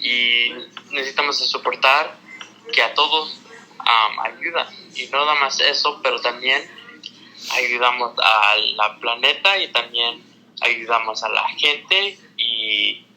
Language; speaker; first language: Spanish; early bilingual, heritage; Spanish